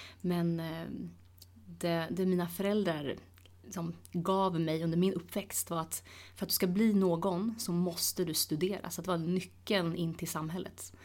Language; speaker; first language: Swedish; early bilingual, other home language; Tigrinya